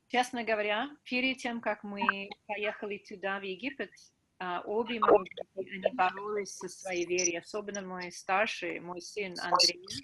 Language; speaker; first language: Russian; non-native, fluent; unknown